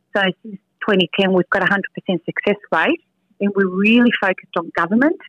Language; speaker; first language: English; early bilingual, other home language; Spanish